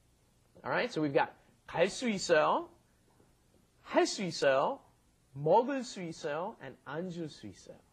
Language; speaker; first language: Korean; non-native, fluent; English